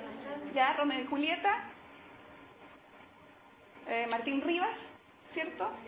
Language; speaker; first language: Spanish; native; Spanish